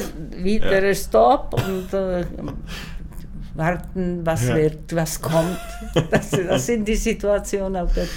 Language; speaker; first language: German; non-native, learner; Czech